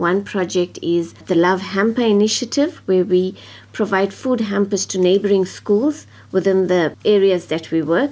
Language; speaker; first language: English; native; English